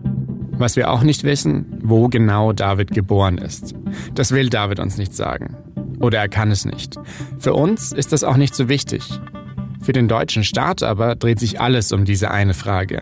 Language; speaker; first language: German; native; German